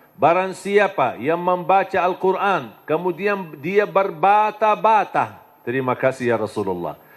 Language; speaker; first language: Indonesian; non-native, fluent; Arabic